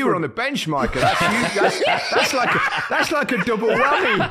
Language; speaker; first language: English; native; English